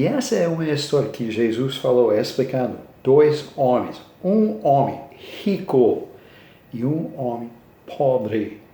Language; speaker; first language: Portuguese; non-native, learner; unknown